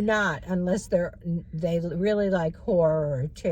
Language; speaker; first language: English; native; English